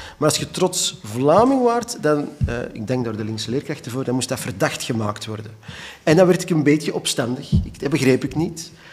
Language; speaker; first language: Dutch; native; Dutch